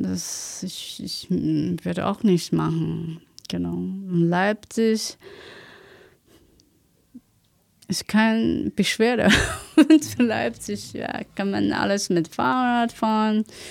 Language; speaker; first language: German; non-native, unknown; Chinese